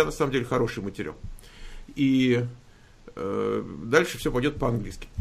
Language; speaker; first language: Russian; native; Russian